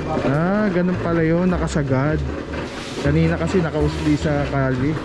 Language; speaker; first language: Filipino; native; Filipino